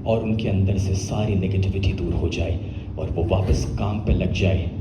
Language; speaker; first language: Hindi; non-native, local second language; Gujarati